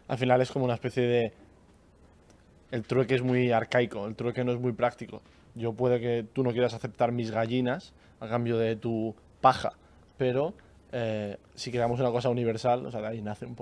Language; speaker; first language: Spanish; native; Spanish